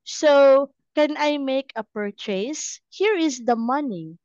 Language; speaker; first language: English; non-native, fluent; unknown